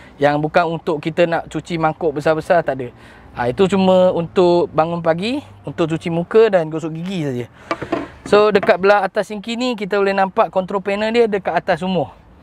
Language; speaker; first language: Malay; non-native, local second language; Chinese